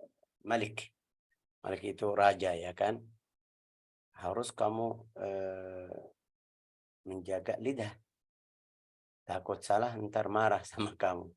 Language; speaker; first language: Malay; non-native, learner; Arabic